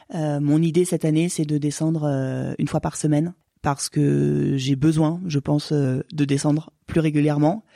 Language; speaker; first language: French; native; French